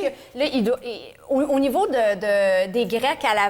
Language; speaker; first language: French; native; French